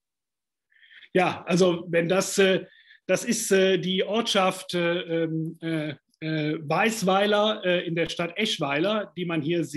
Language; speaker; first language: German; native; German